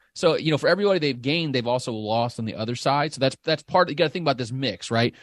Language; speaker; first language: English; native; English